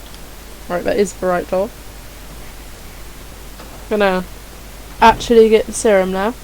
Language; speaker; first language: English; native; English